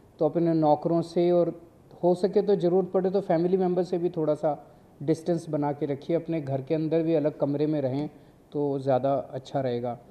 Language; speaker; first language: Hindi; native; Hindi